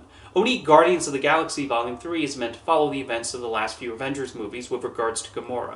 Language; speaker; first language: English; native; English